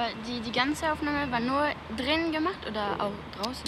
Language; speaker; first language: German; non-native, learner; French